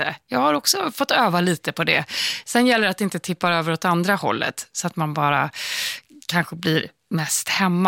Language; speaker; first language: Swedish; native; Swedish